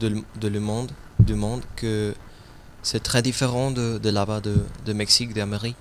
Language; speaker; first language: French; non-native, learner; Spanish